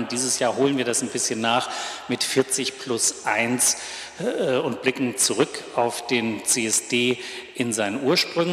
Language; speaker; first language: German; native; German